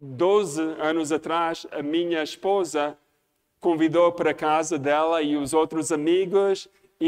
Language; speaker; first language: Portuguese; non-native, fluent; English